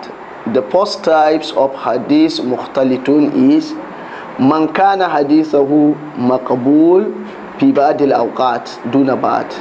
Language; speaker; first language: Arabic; non-native, fluent; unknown